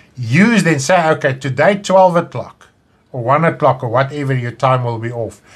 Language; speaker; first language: English; non-native, local second language; Afrikaans